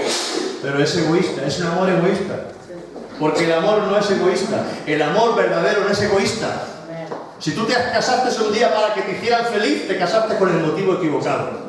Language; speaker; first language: Spanish; native; Spanish